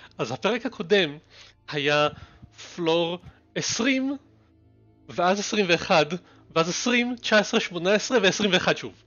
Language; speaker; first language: Hebrew; native; Hebrew